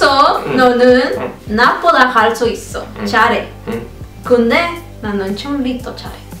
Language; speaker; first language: Korean; non-native, learner; Spanish